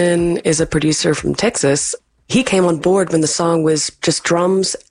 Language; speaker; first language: English; native; English